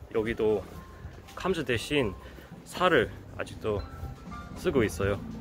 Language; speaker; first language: Korean; non-native, fluent; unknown